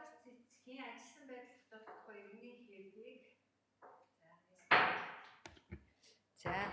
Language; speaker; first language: Mongolian; native; Mongolian